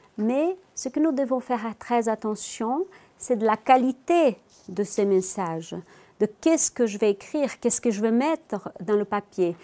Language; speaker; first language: French; non-native, fluent; Portuguese